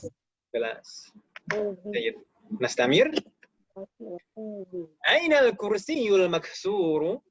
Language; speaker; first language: Arabic; non-native, fluent; Indonesian